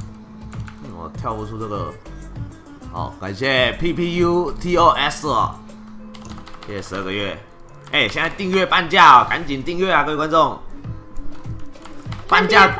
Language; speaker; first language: Chinese; native; Chinese